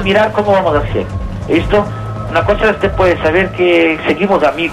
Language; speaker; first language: Spanish; non-native, learner; Portuguese